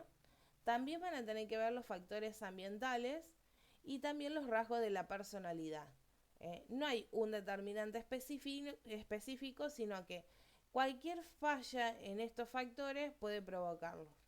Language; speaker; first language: Spanish; native; Spanish